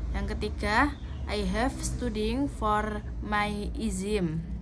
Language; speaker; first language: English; non-native, learner; Indonesian